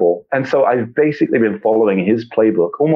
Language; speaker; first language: English; native; English